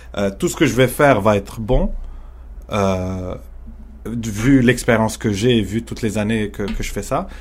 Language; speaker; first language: French; early bilingual, other home language; Arabic